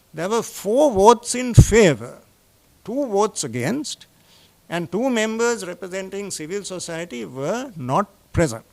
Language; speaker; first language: English; non-native, local second language; Sinhala